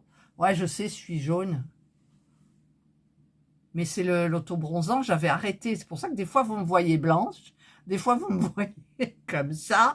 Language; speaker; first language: French; native; French